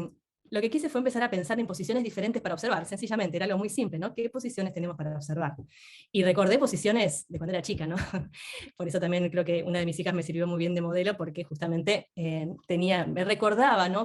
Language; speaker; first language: Spanish; native; Spanish